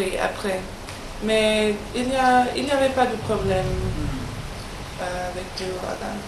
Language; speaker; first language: French; non-native, learner; English